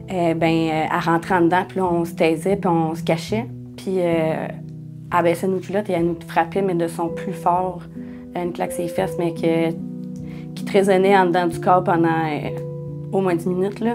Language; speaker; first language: French; native; French